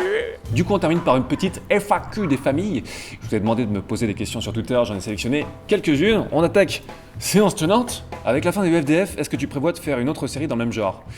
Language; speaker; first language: French; native; French